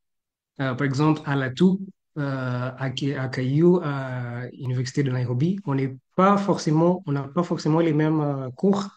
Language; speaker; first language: French; non-native, fluent; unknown